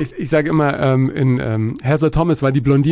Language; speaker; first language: German; native; German